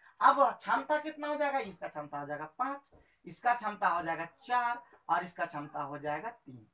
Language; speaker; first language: Hindi; native; Hindi